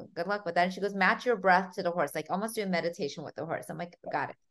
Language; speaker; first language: English; early bilingual, other home language; Armenian